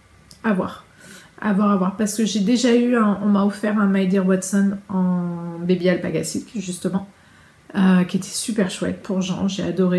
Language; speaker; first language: French; native; French